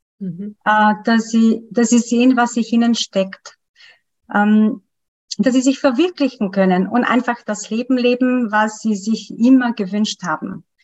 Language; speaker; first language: German; non-native, fluent; Macedonian